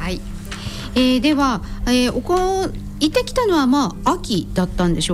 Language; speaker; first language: Japanese; native; Japanese